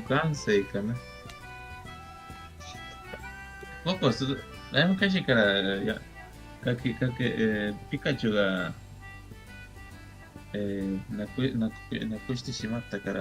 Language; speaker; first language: Japanese; non-native, learner; Spanish